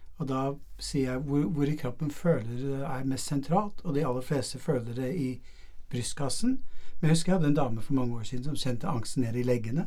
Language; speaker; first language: Norwegian; non-native, fluent; English